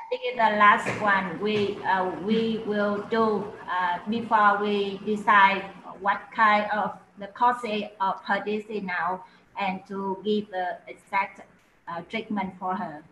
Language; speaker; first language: English; non-native, learner; Vietnamese